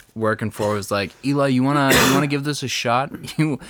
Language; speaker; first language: English; native; English